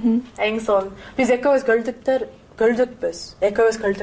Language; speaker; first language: Kyrgyz; non-native, learner; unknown